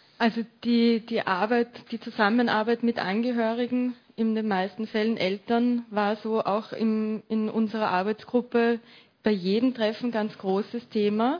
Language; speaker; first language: German; native; German